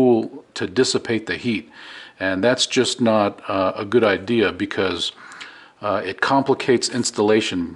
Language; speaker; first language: English; native; English